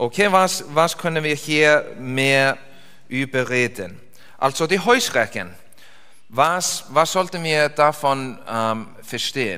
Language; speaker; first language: German; non-native, fluent; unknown